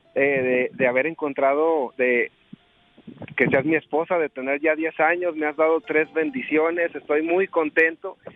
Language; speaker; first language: Spanish; native; Spanish